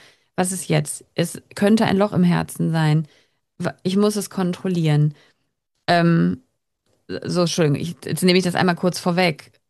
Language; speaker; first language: German; native; German